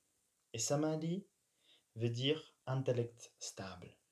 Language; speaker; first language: French; non-native, fluent; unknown